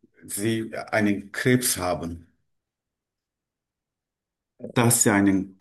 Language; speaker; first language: German; non-native, learner; Turkish